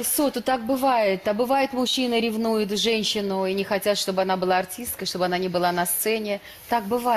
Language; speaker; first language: Russian; native; Russian